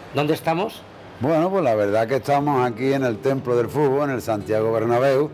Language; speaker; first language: Spanish; native; Spanish